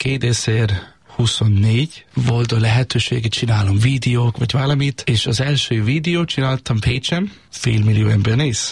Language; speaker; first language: Hungarian; non-native, learner; Danish